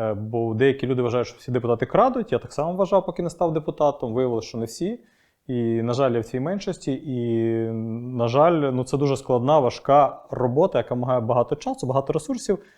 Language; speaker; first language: Ukrainian; non-native, local second language; Russian